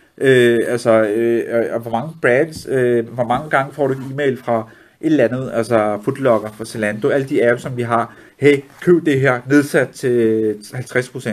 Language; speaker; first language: Danish; early bilingual, other home language; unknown